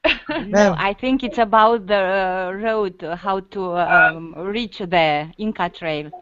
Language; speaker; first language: English; non-native, learner; Romanian